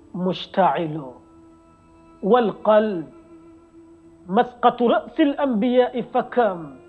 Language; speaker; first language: Arabic; non-native, fluent; Wolof